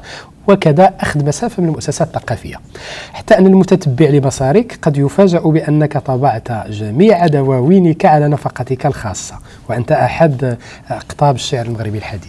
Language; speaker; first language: Arabic; native; Arabic